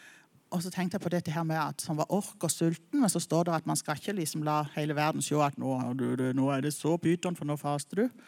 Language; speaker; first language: Norwegian; native; Norwegian